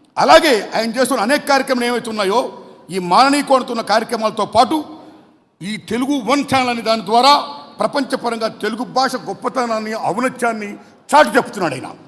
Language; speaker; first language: Telugu; native; Telugu